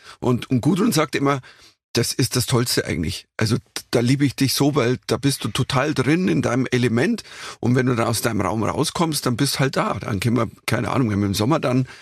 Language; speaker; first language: German; native; German